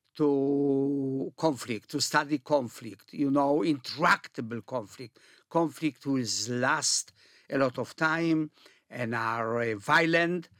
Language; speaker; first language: English; early bilingual, other home language; Polish